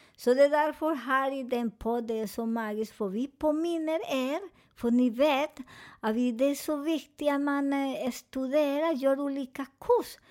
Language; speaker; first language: Swedish; non-native, learner; Spanish